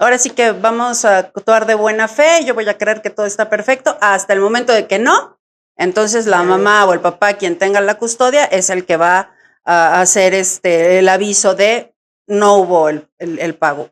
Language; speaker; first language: Spanish; native; Spanish